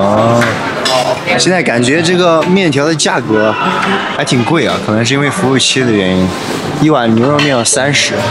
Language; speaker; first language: Chinese; native; Chinese